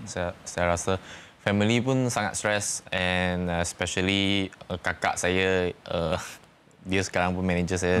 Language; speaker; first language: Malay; non-native, local second language; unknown